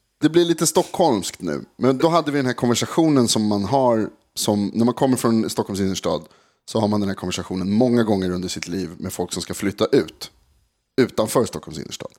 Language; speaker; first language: Swedish; native; Swedish